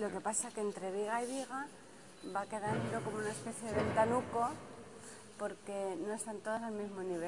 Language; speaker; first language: Spanish; native; Spanish